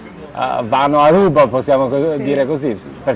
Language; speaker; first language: Italian; non-native, fluent; Albanian